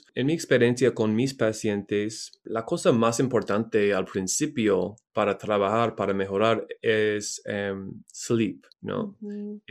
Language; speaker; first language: Spanish; non-native, learner; English